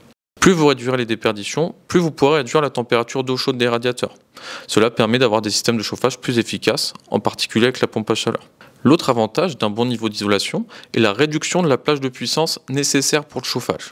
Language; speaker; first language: French; native; French